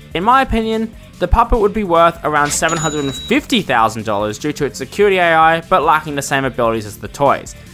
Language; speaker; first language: English; native; English